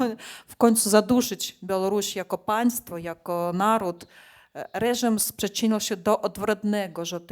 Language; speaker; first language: Polish; non-native, fluent; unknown